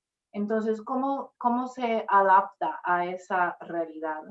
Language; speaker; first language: Spanish; non-native, fluent; English